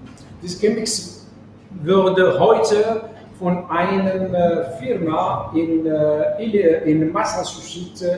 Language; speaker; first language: German; non-native, fluent; Arabic